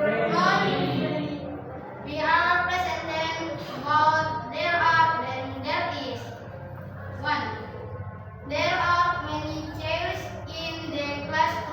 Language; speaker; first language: English; non-native, learner; Indonesian